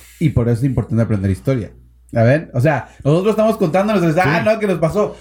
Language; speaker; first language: Spanish; native; Spanish